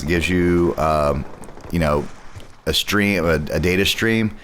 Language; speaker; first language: English; native; English